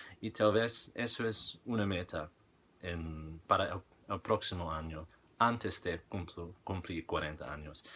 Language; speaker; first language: Spanish; non-native, fluent; English